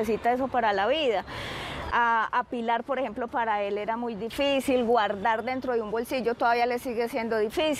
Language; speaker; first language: Spanish; native; Spanish